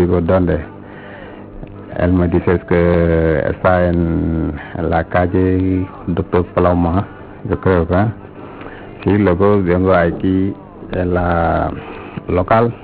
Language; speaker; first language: Spanish; non-native, learner; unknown